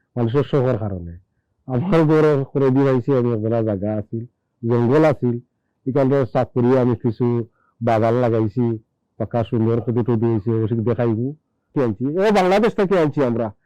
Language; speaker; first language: Bangla; non-native, local second language; Sylheti